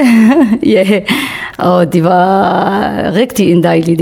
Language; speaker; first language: Danish; non-native, learner; Kurdish